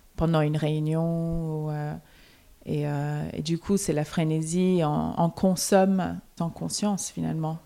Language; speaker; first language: French; non-native, fluent; English